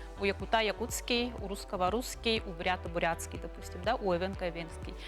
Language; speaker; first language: Russian; non-native, local second language; Yakut